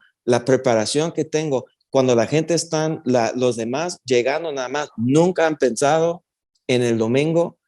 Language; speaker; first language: Spanish; early bilingual, heritage; Spanish